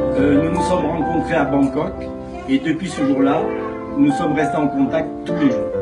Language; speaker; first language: French; non-native, learner; Thai